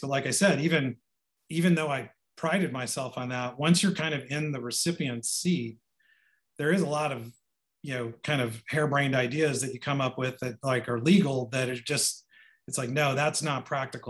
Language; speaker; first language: English; native; English